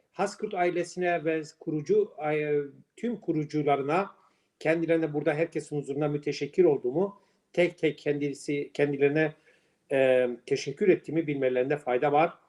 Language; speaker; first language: Turkish; non-native, local second language; Kurdish